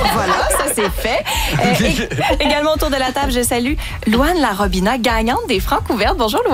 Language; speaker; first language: French; native; French